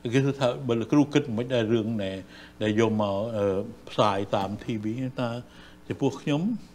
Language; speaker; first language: Khmer; native; Khmer